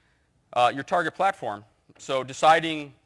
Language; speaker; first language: English; native; English